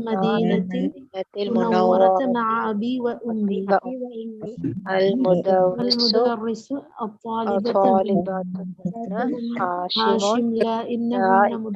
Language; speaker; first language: Arabic; non-native, learner; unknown